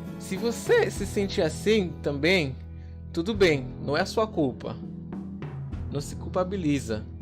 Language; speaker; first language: Portuguese; non-native, fluent; English